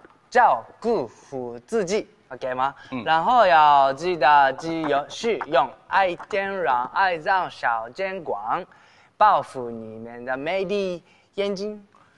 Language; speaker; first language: Chinese; non-native, learner; Japanese